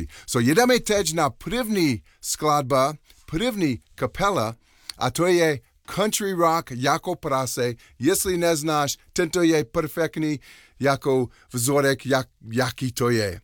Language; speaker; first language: Czech; non-native, learner; English